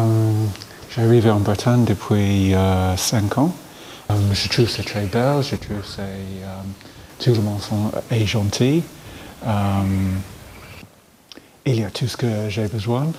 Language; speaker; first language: French; non-native, fluent; English